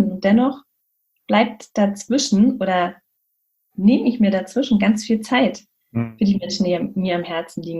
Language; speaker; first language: German; native; German